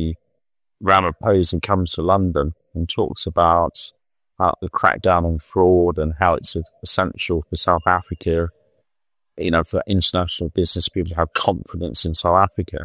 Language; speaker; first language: English; native; English